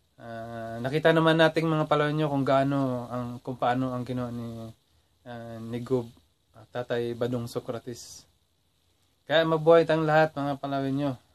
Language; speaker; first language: Filipino; native; Filipino